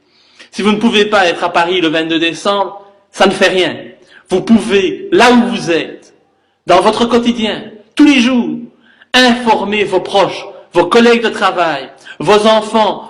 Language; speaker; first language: French; native; French